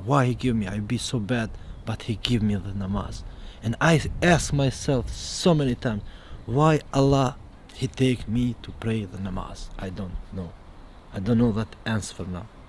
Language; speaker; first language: English; non-native, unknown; Albanian